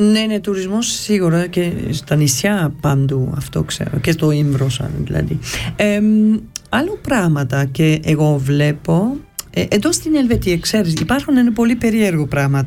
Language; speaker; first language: Greek; early bilingual, heritage; Greek